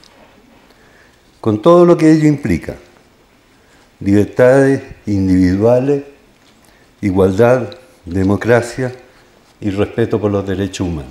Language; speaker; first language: Spanish; native; Spanish